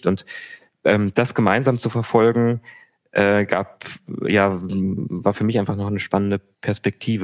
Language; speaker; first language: German; native; German